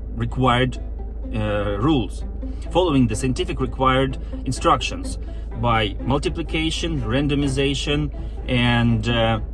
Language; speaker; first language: English; non-native, fluent; Ukrainian